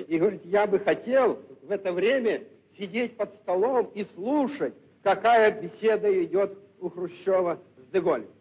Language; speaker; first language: Russian; native; Russian